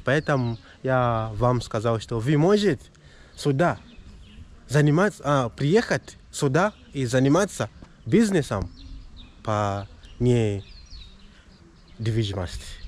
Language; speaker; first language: Russian; non-native, learner; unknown